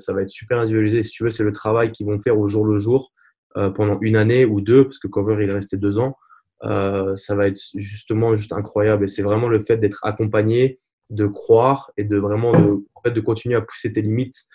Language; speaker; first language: French; native; French